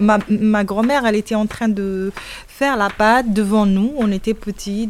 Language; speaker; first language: French; non-native, learner; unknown